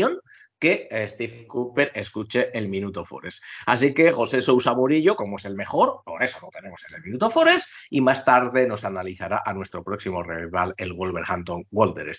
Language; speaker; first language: Spanish; native; Spanish